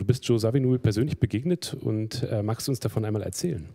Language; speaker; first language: German; native; German